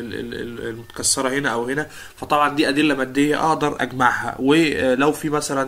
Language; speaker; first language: Arabic; native; Arabic